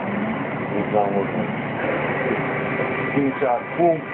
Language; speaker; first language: English; native; English